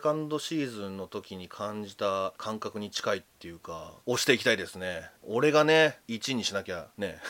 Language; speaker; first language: Japanese; native; Japanese